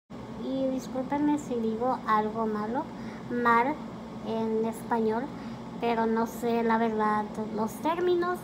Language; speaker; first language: Spanish; early bilingual, heritage; Spanish